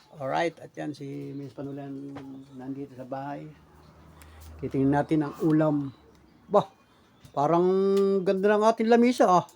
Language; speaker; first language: Filipino; native; Filipino